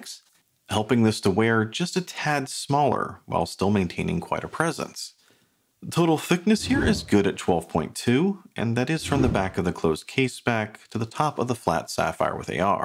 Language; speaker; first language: English; native; English